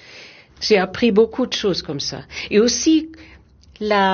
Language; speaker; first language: French; non-native, fluent; German